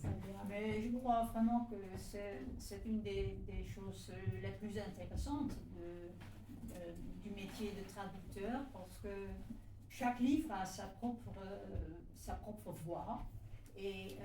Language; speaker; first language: French; non-native, fluent; Dutch